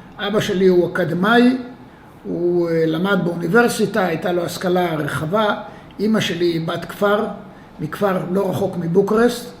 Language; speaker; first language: Hebrew; native; Hebrew